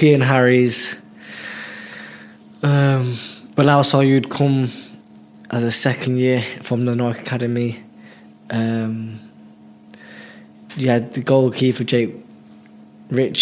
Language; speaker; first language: English; native; English